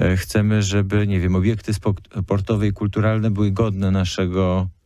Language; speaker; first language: Polish; native; Polish